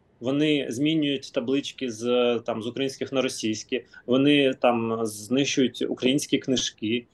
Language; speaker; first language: Ukrainian; non-native, local second language; Russian